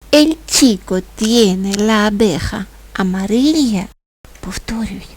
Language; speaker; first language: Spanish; non-native, fluent; Ukrainian